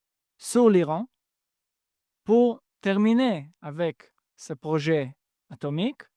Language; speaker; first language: French; non-native, fluent; Hebrew